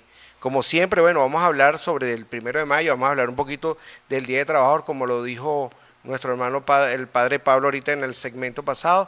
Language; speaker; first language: Spanish; native; Spanish